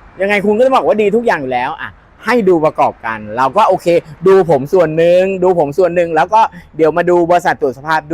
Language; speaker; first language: Thai; native; Thai